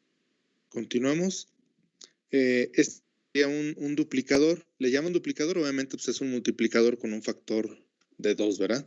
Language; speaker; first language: Spanish; native; Spanish